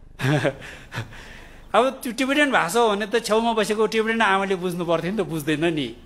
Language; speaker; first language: Nepali; non-native, local second language; Gurung